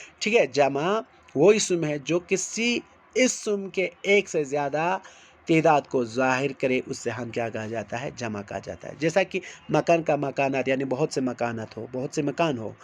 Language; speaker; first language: Urdu; non-native, local second language; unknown